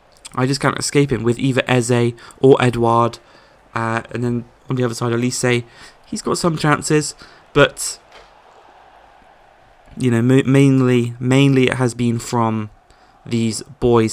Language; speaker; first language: English; native; English